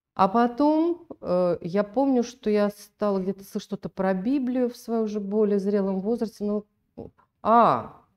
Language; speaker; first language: Russian; native; Russian